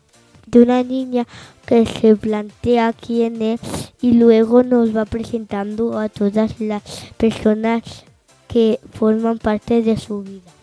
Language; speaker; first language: Spanish; non-native, local second language; Catalan